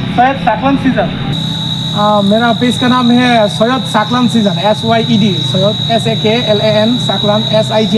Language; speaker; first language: Hindi; non-native, learner; Bangla